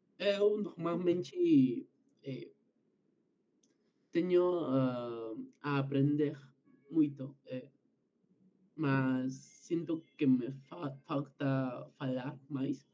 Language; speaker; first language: Portuguese; non-native, learner; Spanish